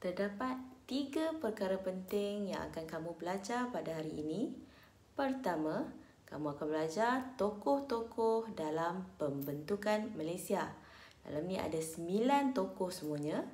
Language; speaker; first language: Malay; native; Malay